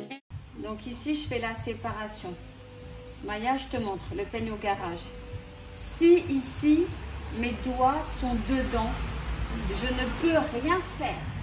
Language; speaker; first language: French; native; French